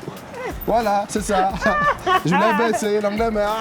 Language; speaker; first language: French; native; French